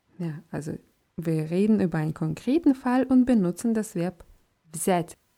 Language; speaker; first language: German; non-native, fluent; Russian